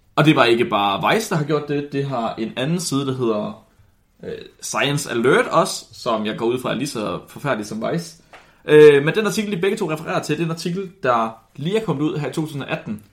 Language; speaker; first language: Danish; native; Danish